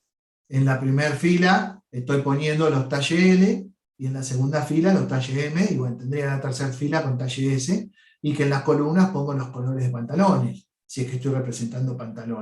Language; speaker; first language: Spanish; native; Spanish